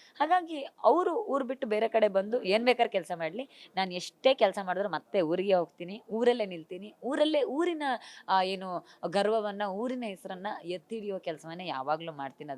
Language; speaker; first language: Kannada; native; Kannada